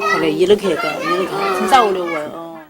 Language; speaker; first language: Korean; non-native, learner; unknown